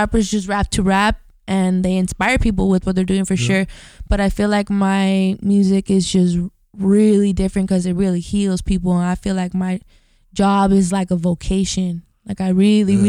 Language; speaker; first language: English; native; English